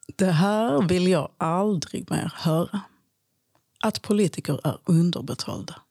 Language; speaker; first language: Swedish; early bilingual, other home language; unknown